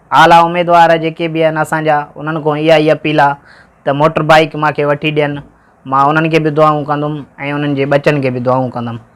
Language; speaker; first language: Sindhi; native; Sindhi